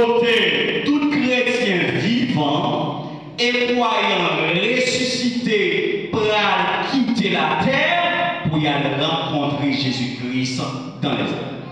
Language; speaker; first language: French; non-native, local second language; Haitian Creole